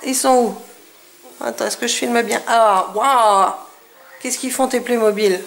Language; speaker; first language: French; native; French